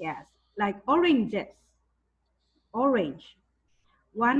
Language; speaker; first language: English; non-native, fluent; Thai